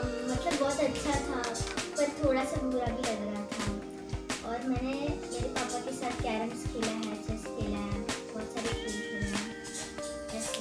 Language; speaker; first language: Hindi; non-native, local second language; Malayalam